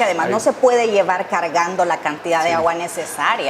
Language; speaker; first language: Spanish; native; Spanish